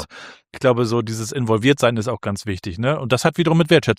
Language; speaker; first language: German; native; German